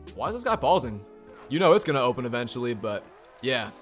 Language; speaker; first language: English; native; English